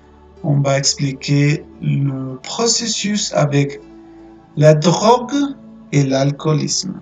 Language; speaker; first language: French; non-native, fluent; Spanish